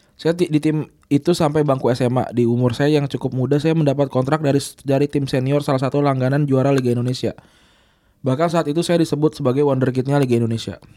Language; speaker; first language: Indonesian; native; Indonesian